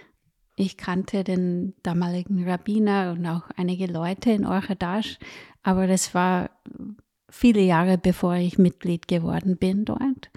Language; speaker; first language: German; non-native, fluent; English